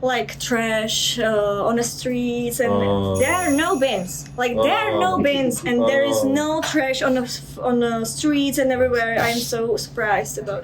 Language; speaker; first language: English; non-native, fluent; Czech